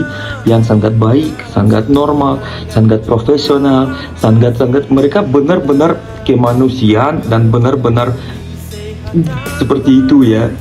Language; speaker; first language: Indonesian; non-native, learner; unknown